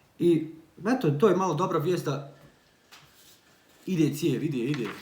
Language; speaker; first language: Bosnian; early bilingual, heritage; Bosnian